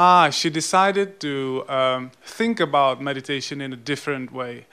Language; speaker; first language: English; non-native, fluent; Czech